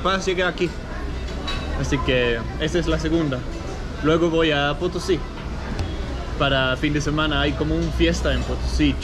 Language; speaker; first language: Spanish; non-native, learner; Danish